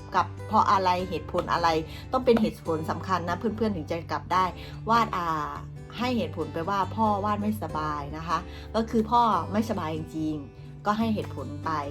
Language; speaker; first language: Thai; native; Thai